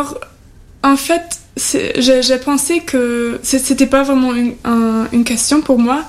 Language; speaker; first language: French; non-native, learner; German